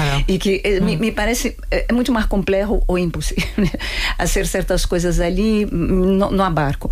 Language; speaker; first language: Spanish; non-native, fluent; Portuguese